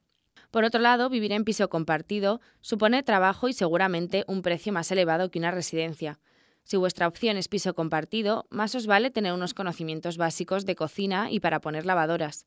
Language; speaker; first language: Spanish; native; Spanish